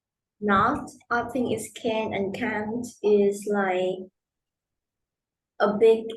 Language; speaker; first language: English; non-native, learner; Vietnamese